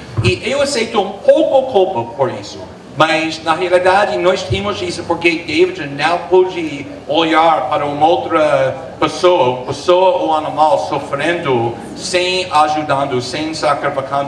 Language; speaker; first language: Portuguese; non-native, fluent; English